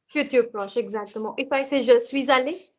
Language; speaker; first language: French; non-native, fluent; Hindi